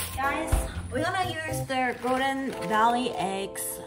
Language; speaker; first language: English; non-native, local second language; Cantonese